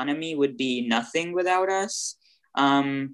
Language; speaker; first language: English; early bilingual, other home language; Bangla